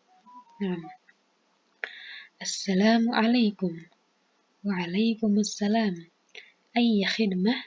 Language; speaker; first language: Arabic; non-native, fluent; Indonesian